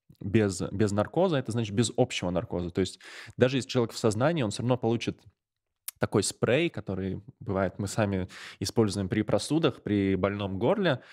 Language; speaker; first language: Russian; non-native, local second language; Latvian